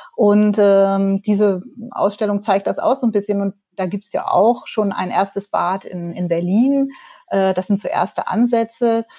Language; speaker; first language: German; native; German